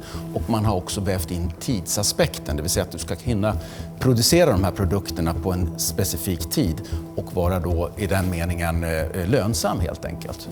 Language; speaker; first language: Swedish; native; Swedish